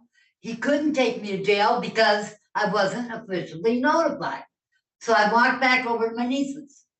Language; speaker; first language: English; native; English